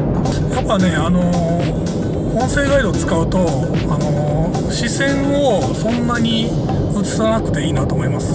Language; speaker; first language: Japanese; native; Japanese